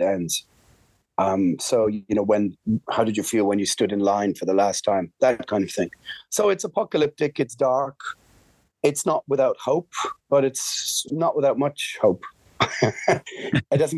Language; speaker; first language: English; native; English